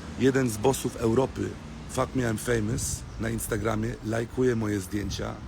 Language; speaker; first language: Polish; early bilingual, heritage; Polish